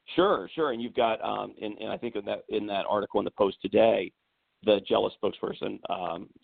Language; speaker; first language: English; native; English